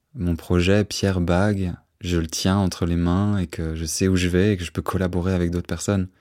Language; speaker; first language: French; native; French